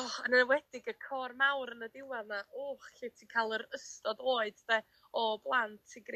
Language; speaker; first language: Welsh; native; Welsh